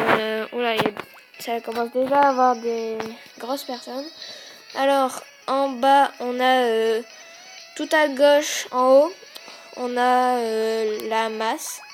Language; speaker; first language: French; native; French